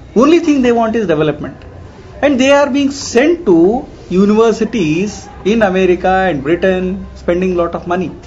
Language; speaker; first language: English; non-native, local second language; Kannada